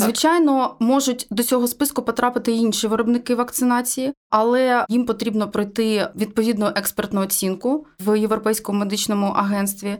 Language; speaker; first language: Ukrainian; native; Ukrainian